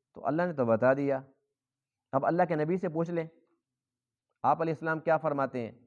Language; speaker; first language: Urdu; non-native, local second language; Saraiki